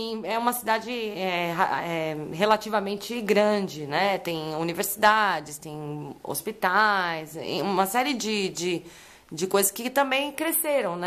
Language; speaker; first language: Portuguese; native; Portuguese